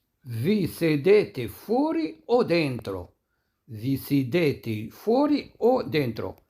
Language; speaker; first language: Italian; non-native, fluent; Arabic